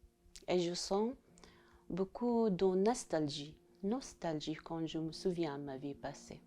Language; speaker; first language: French; non-native, fluent; Arabic